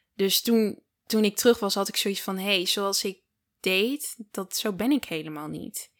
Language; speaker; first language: Dutch; early bilingual, other home language; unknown